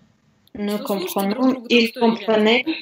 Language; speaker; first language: French; non-native, learner; Russian